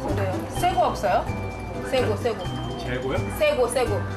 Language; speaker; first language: Korean; non-native, learner; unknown